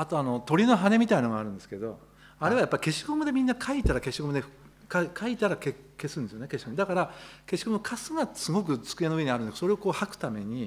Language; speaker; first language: Japanese; native; Japanese